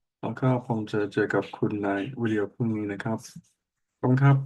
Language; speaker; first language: Thai; non-native, learner; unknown